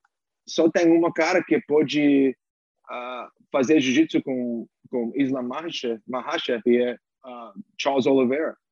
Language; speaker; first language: Portuguese; non-native, fluent; English